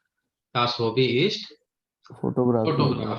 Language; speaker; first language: German; non-native, fluent; Hindi